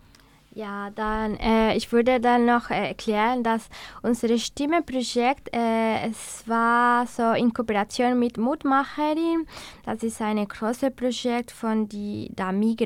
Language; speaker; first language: German; non-native, learner; Spanish